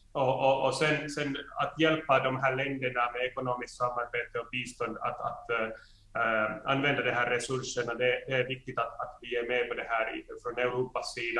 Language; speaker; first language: Swedish; non-native, fluent; Finnish